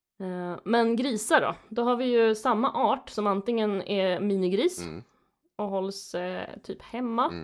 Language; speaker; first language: Swedish; native; Swedish